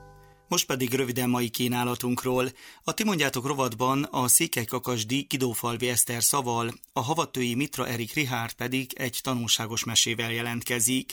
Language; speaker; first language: Hungarian; native; Hungarian